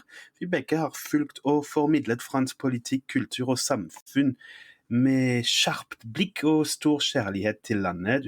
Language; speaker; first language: Norwegian; non-native, fluent; French